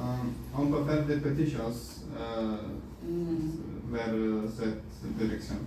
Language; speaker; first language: French; non-native, learner; Bulgarian